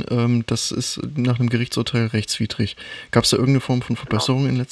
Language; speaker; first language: German; native; German